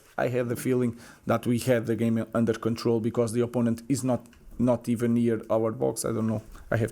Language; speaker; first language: English; non-native, fluent; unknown